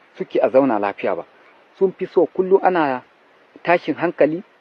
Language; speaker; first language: Hausa; non-native, local second language; Fula